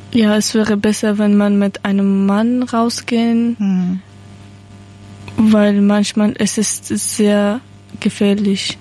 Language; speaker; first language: German; non-native, learner; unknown